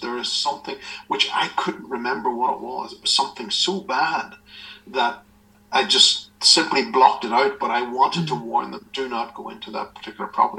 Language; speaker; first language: English; native; English